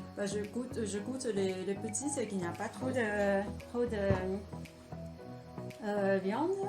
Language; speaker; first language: French; non-native, fluent; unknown